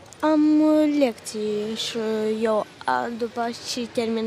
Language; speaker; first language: Romanian; early bilingual, heritage; Romanian